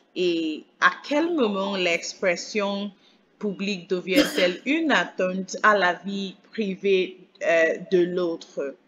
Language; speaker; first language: French; non-native, fluent; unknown